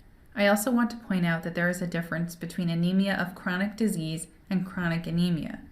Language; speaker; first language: English; native; English